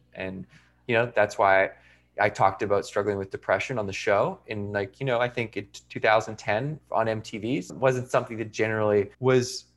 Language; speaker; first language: English; native; English